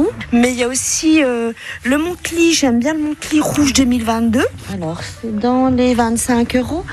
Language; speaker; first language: French; native; French